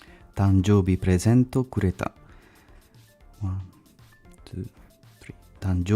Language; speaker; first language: Japanese; non-native, learner; Italian